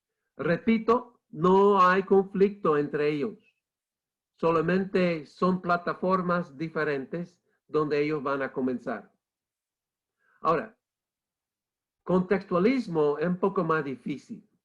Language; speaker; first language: Spanish; non-native, fluent; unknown